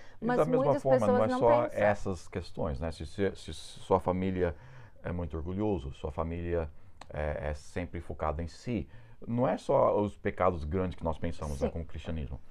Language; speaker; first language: Portuguese; non-native, fluent; English